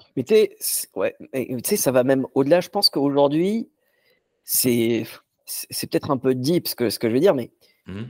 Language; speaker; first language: French; non-native, local second language; Arabic